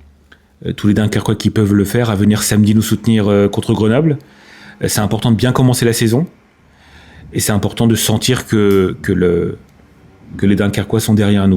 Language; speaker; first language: French; native; French